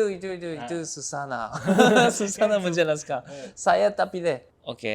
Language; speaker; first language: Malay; non-native, fluent; Japanese